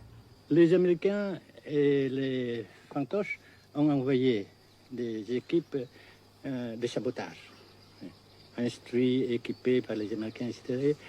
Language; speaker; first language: French; non-native, local second language; Vietnamese